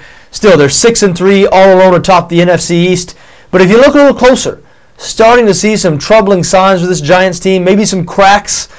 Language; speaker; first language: English; native; English